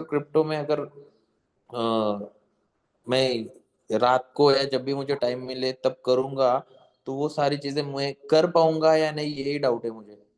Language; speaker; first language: Hindi; non-native, local second language; Marathi